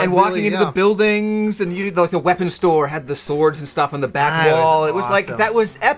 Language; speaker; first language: English; native; English